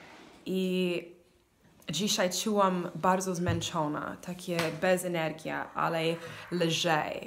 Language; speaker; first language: Polish; non-native, learner; English